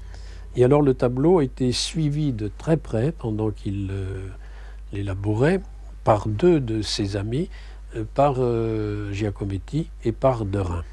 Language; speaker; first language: French; native; French